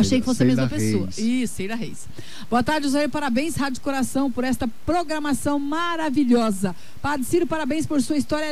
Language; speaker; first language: Portuguese; native; Portuguese